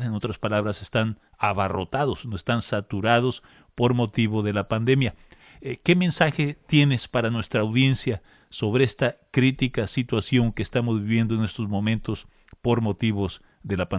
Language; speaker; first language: Spanish; native; Spanish